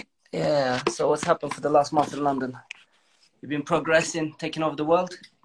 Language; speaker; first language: English; non-native, fluent; Romanian